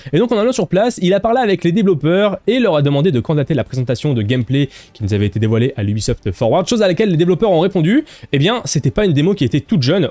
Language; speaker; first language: French; native; French